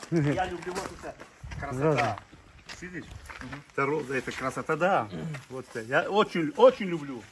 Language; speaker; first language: Russian; non-native, learner; Tajik